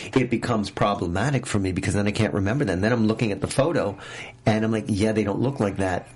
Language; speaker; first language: English; native; English